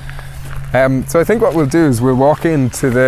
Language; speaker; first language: English; native; English